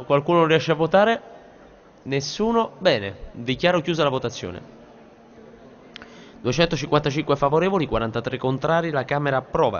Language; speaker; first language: Italian; native; Italian